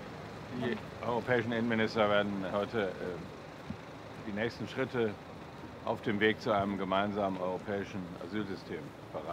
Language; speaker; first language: German; native; German